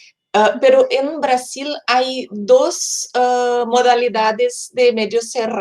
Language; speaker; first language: Spanish; non-native, fluent; Portuguese